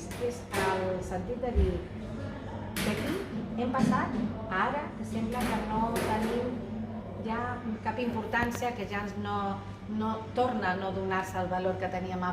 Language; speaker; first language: Catalan; native; Catalan